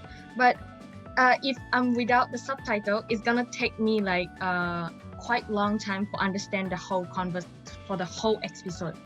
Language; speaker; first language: English; non-native, local second language; Chinese